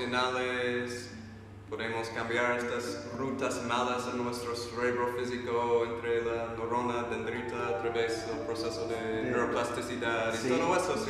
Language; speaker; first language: Spanish; non-native, fluent; English